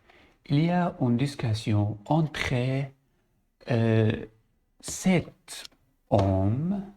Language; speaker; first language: French; non-native, learner; Arabic